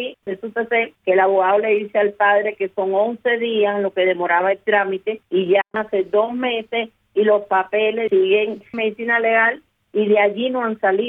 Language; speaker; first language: Spanish; native; Spanish